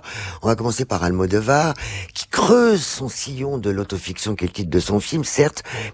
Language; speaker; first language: French; native; French